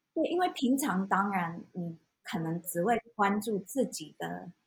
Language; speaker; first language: Chinese; non-native, fluent; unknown